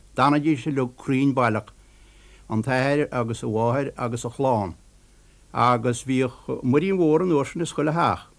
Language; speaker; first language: Irish; native; Irish